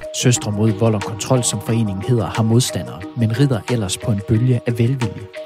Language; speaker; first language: Danish; native; Danish